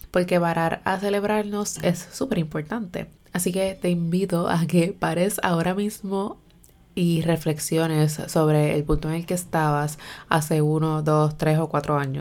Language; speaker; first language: Spanish; native; Spanish